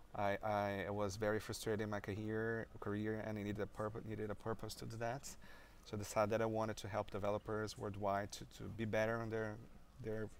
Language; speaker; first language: English; non-native, fluent; Portuguese